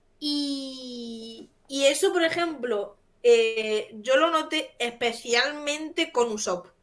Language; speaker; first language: Spanish; native; Spanish